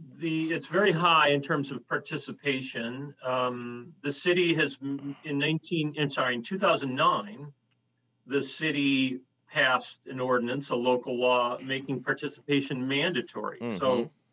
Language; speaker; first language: English; native; English